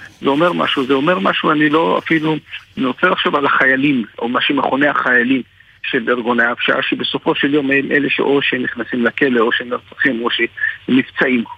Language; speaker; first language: Hebrew; non-native, local second language; Arabic